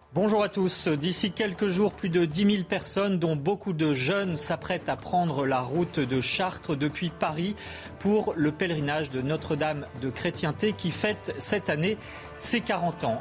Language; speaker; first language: French; native; French